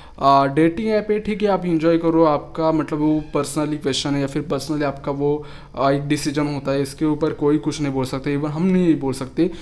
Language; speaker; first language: Hindi; native; Hindi